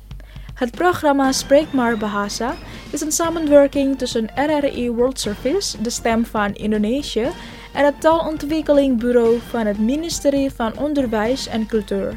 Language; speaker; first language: Dutch; non-native, learner; Indonesian